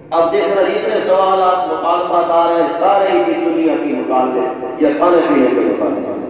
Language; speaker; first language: Urdu; non-native, local second language; Saraiki